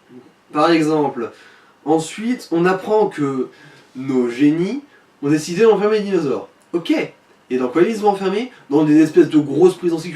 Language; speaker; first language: French; native; French